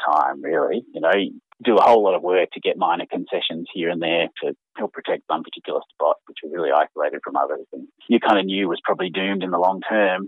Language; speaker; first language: English; native; English